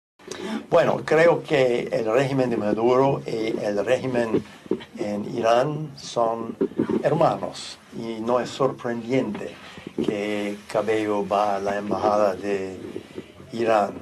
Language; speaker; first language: Spanish; non-native, fluent; English